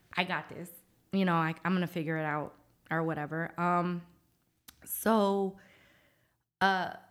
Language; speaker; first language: English; native; English